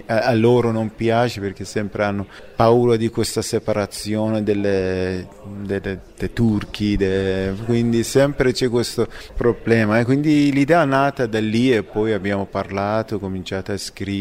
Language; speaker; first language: Italian; non-native, fluent; Persian